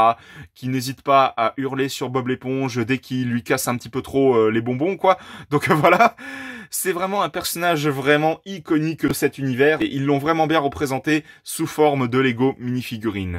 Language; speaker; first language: French; native; French